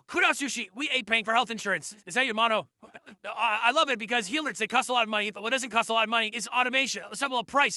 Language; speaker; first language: English; native; English